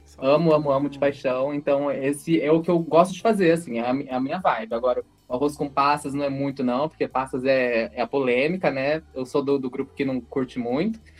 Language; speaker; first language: Portuguese; native; Portuguese